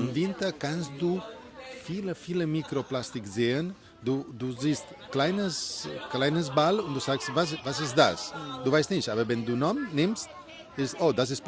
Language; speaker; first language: German; non-native, learner; Spanish